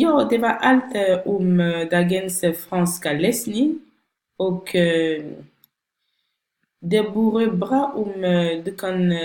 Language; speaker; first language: Swedish; non-native, fluent; French